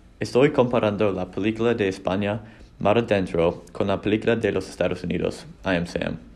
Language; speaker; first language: Spanish; non-native, learner; English